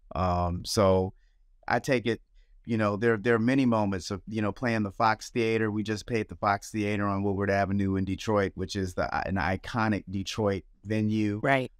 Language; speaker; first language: English; native; English